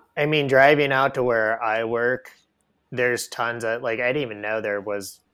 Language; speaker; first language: English; native; English